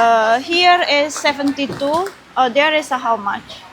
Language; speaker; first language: English; non-native, learner; Indonesian